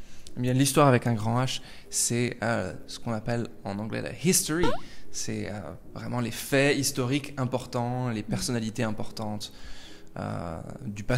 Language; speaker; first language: French; native; French